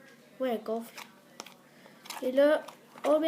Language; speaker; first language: French; native; French